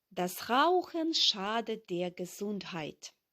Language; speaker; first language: German; non-native, fluent; Ukrainian